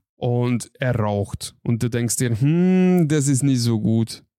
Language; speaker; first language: German; non-native, fluent; Hungarian